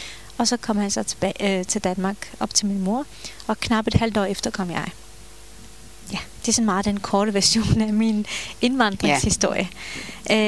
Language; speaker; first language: Danish; early bilingual, other home language; Turkish